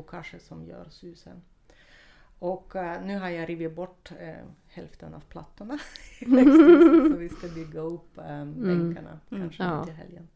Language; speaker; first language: Swedish; non-native, fluent; Russian